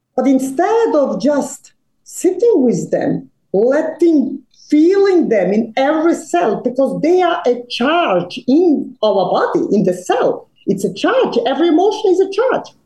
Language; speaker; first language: English; non-native, fluent; Serbian